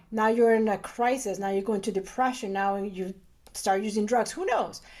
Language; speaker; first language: English; early bilingual, other home language; Spanish